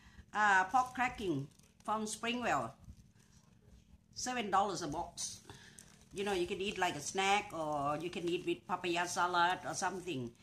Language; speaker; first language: English; non-native, learner; Thai